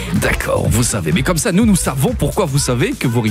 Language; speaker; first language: French; native; French